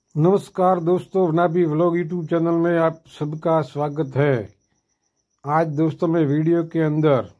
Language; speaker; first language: Hindi; non-native, local second language; Gujarati